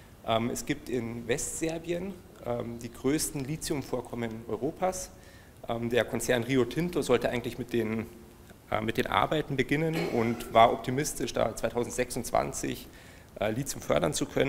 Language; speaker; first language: German; native; German